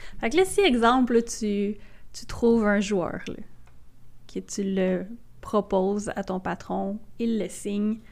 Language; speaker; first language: French; native; French